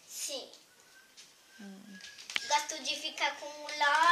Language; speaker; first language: Portuguese; early bilingual, heritage; Portuguese